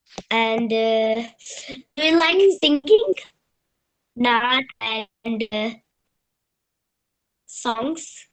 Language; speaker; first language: English; non-native, learner; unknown